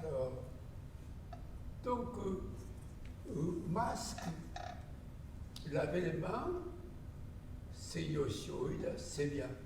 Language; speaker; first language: French; non-native, learner; Japanese